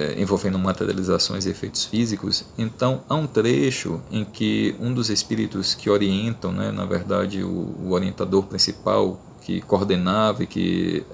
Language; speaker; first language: Portuguese; native; Portuguese